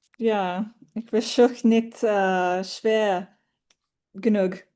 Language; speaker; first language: German; non-native, learner; English